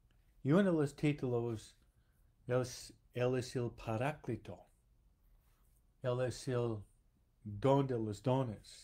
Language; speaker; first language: Spanish; non-native, fluent; English